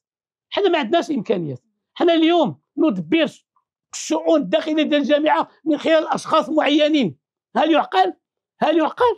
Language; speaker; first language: Arabic; native; Arabic